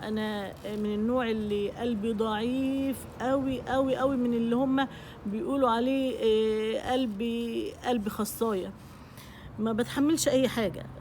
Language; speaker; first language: Arabic; native; Arabic